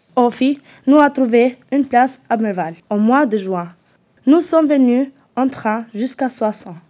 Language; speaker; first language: French; non-native, learner; Albanian